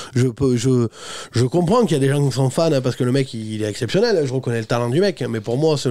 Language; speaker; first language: French; native; French